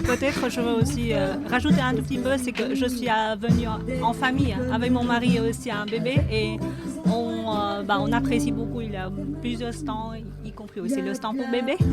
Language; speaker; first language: French; non-native, fluent; Vietnamese